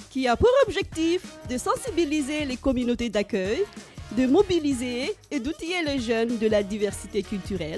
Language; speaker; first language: French; non-native, local second language; Malagasy